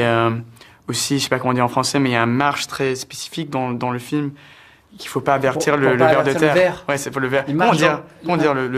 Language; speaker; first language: French; early bilingual, heritage; French